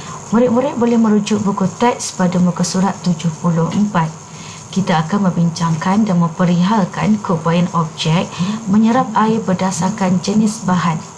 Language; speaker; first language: Malay; native; Malay